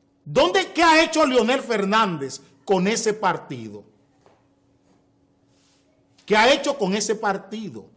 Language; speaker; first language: Spanish; native; Spanish